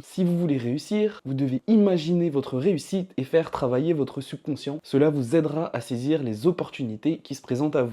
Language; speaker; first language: French; native; French